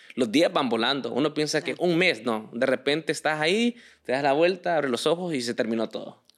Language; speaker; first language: Spanish; early bilingual, heritage; Spanish